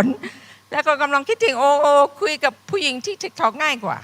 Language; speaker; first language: Thai; non-native, fluent; English